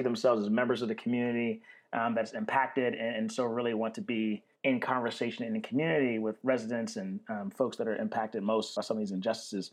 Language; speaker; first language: English; native; English